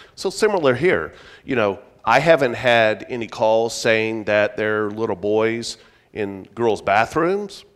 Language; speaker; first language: English; native; English